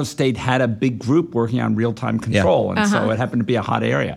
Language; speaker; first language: English; native; English